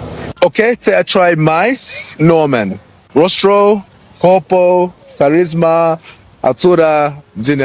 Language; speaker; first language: Portuguese; non-native, learner; Spanish